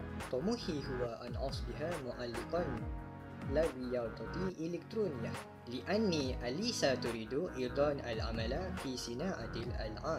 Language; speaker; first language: Arabic; non-native, learner; Malay